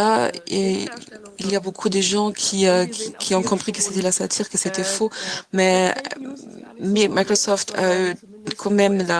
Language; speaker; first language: French; non-native, fluent; German